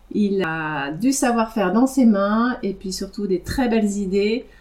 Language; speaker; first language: French; native; French